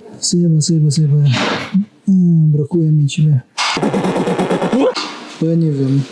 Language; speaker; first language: Polish; non-native, learner; Russian